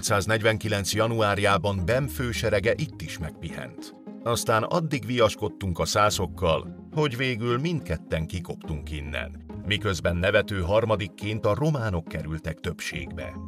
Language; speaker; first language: Hungarian; native; Hungarian